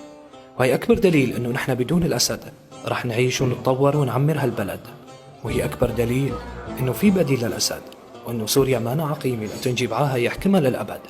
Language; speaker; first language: Arabic; native; Arabic